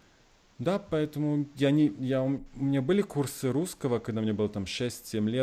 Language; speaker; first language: Russian; early bilingual, heritage; Russian